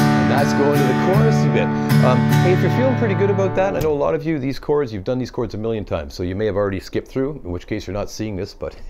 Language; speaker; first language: English; native; English